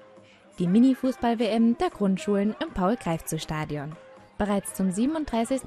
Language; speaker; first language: German; native; German